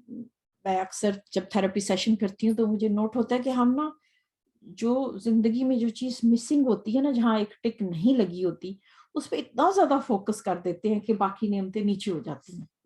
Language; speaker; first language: Urdu; native; Urdu